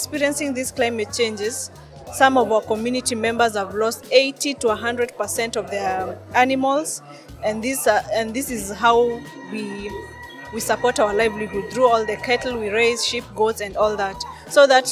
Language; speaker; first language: English; non-native, local second language; Masai